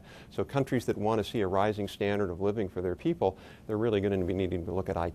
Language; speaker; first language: English; native; English